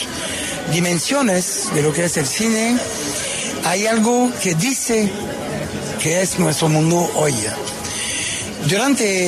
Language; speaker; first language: Spanish; non-native, fluent; French